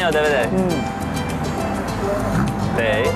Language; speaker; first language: Chinese; non-native, fluent; Turkish